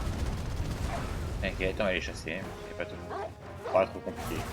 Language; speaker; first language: French; native; French